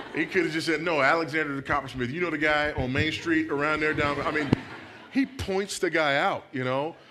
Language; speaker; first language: English; native; English